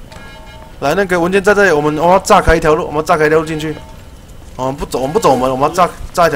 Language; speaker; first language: Chinese; native; Chinese